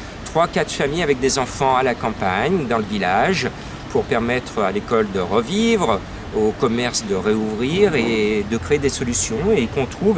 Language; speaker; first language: French; native; French